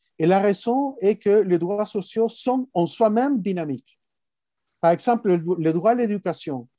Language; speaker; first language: French; non-native, fluent; Spanish